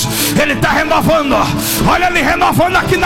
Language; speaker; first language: Portuguese; native; Portuguese